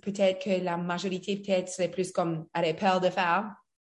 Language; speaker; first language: French; native; French